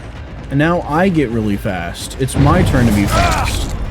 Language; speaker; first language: English; native; English